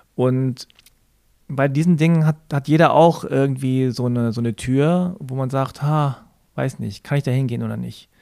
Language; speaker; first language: German; native; German